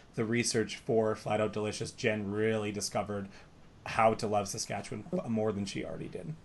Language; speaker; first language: English; native; English